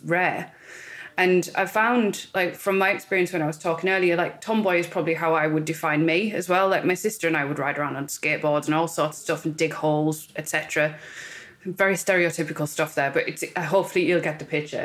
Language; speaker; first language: English; native; English